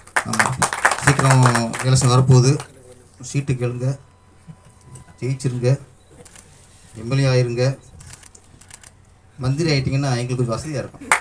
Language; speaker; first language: Tamil; native; Tamil